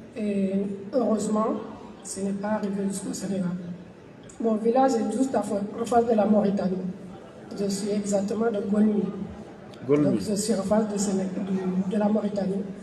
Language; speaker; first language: French; non-native, local second language; Soninke